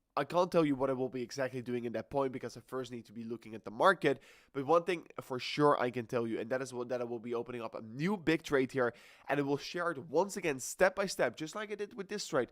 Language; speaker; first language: English; non-native, fluent; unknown